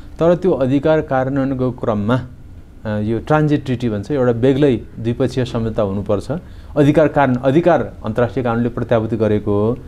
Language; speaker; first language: Nepali; native; Nepali